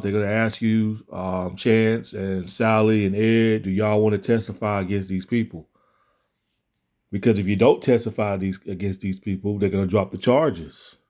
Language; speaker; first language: English; native; English